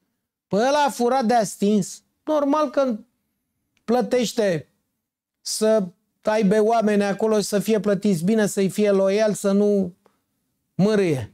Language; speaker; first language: Romanian; native; Romanian